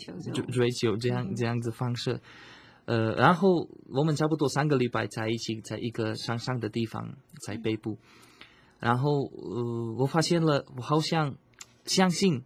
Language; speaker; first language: Chinese; non-native, fluent; Slovak